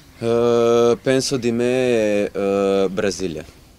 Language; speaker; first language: Italian; non-native, learner; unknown